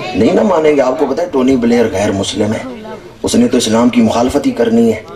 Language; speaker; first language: Urdu; non-native, local second language; Punjabi